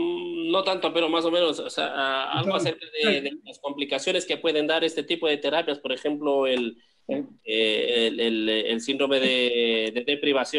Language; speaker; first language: Spanish; native; Spanish